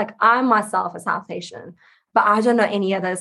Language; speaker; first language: English; non-native, local second language; Punjabi